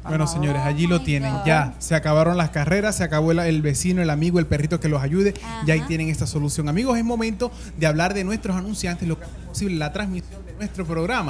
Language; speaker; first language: Spanish; native; Spanish